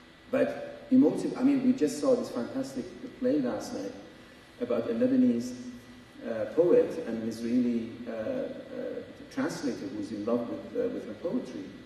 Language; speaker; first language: English; non-native, fluent; Persian